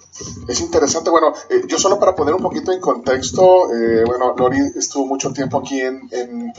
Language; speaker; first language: Spanish; native; Spanish